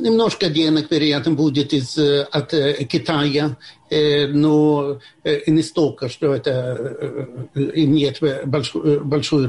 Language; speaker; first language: Russian; non-native, fluent; Swedish